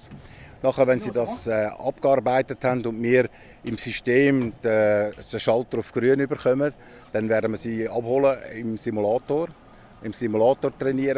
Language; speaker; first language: German; native; German